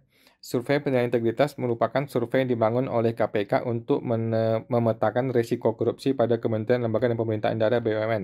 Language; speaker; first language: Indonesian; native; Indonesian